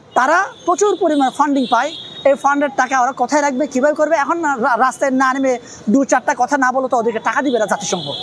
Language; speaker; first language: Bangla; non-native, local second language; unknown